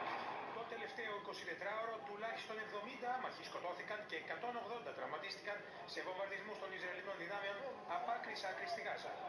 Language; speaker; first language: Greek; native; Greek